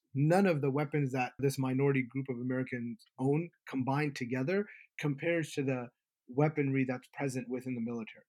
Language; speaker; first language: English; native; English